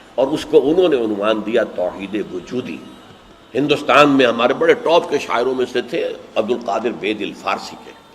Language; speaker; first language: Urdu; native; Urdu